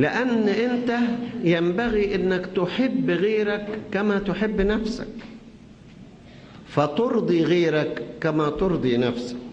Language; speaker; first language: Arabic; native; Arabic